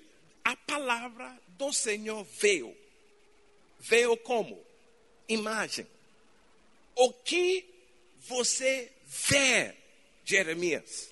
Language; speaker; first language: Portuguese; non-native, fluent; English